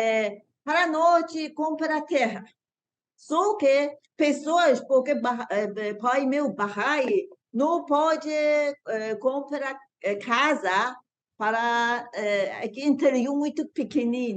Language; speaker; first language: Portuguese; non-native, learner; Persian